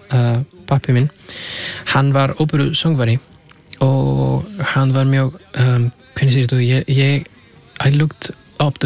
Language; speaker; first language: Icelandic; non-native, fluent; Spanish